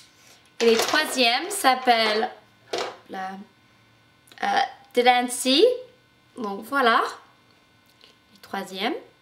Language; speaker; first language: French; non-native, fluent; English